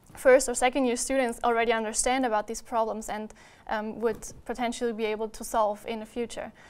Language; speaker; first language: English; non-native, fluent; German